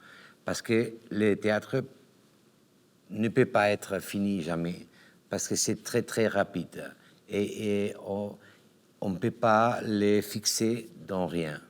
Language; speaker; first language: French; non-native, learner; Catalan